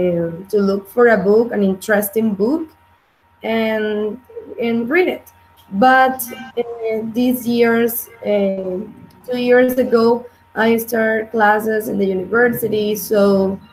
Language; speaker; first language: English; non-native, learner; Spanish